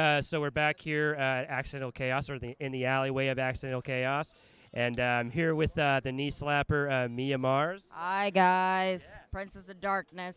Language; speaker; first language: English; native; English